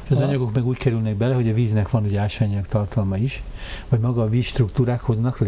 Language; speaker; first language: Hungarian; native; Hungarian